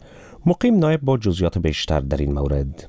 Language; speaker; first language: Persian; native; Persian